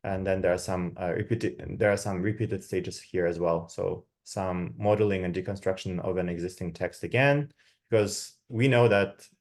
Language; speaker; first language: English; non-native, fluent; Kazakh